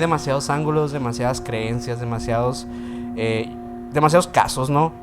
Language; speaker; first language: Spanish; native; Spanish